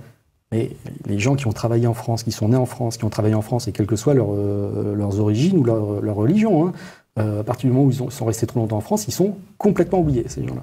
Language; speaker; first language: French; native; French